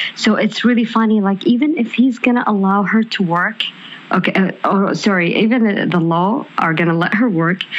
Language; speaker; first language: English; non-native, fluent; Arabic